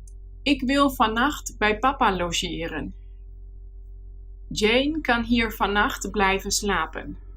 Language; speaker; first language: Dutch; non-native, fluent; Spanish